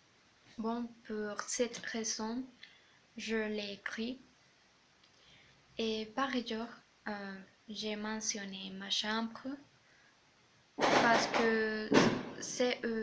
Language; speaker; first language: French; non-native, learner; Spanish